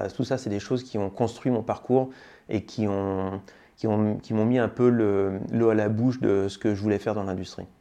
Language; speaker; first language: French; native; French